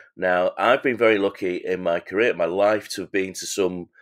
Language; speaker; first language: English; native; English